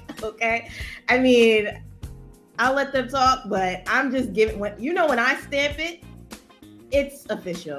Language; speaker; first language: English; native; English